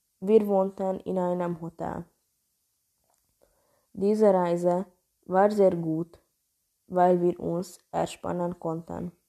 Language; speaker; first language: German; non-native, learner; Hungarian